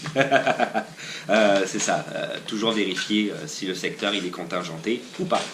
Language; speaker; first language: French; native; French